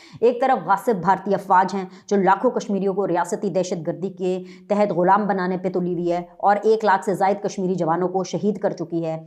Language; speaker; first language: Urdu; native; Urdu